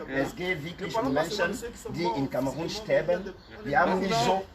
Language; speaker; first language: German; non-native, learner; French